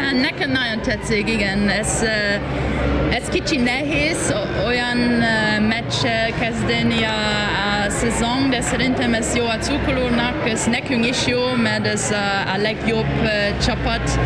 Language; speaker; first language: Hungarian; non-native, learner; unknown